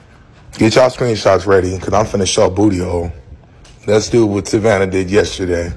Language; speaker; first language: English; native; English